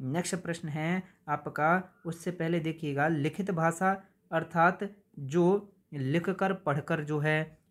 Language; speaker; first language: Hindi; native; Hindi